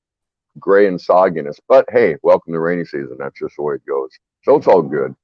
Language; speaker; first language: English; native; English